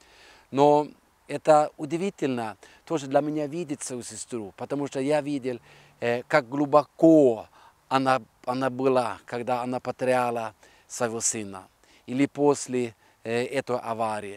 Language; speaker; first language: Russian; non-native, fluent; Norwegian